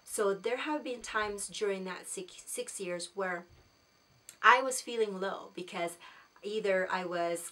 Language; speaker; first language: English; non-native, local second language; Filipino